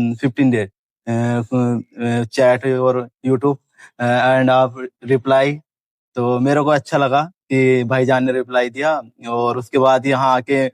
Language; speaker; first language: Hindi; native; Hindi